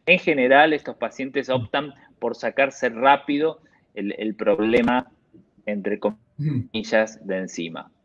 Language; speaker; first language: Spanish; native; Spanish